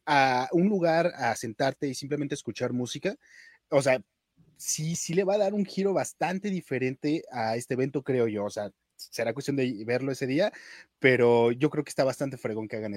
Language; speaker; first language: Spanish; native; Spanish